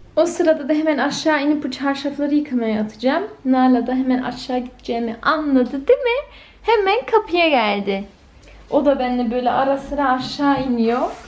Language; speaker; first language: Turkish; early bilingual, heritage; Turkish